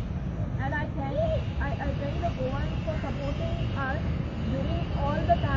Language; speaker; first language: English; non-native, local second language; Hindi